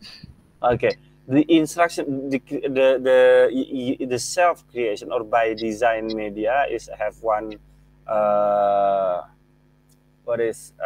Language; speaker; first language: English; non-native, fluent; Indonesian